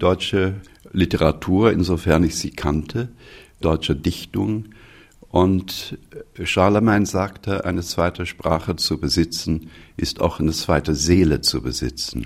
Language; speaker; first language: German; non-native, fluent; English